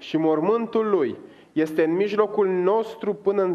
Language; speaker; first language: Romanian; native; Romanian